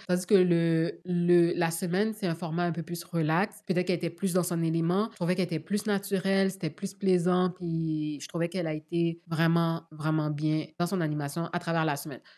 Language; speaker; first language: French; native; French